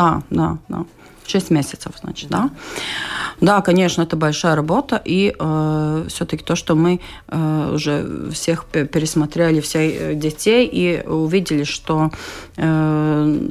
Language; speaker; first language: Russian; non-native, local second language; Latvian